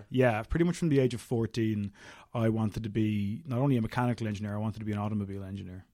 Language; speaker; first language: English; native; English